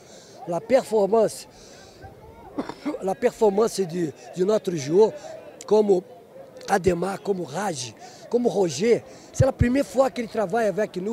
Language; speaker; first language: French; non-native, fluent; Portuguese